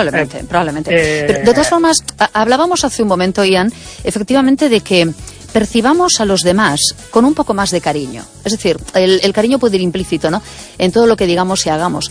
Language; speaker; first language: Spanish; native; Spanish